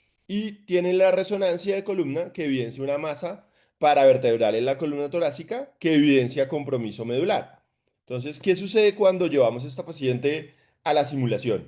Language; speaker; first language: Spanish; native; Spanish